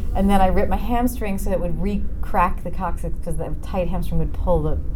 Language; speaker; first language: English; native; English